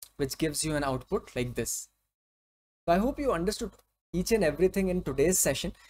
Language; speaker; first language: English; non-native, local second language; Hindi